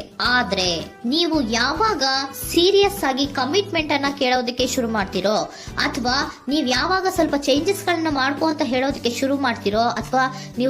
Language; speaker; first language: Kannada; native; Kannada